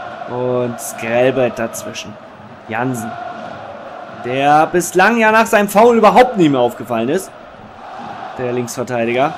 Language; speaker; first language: German; native; German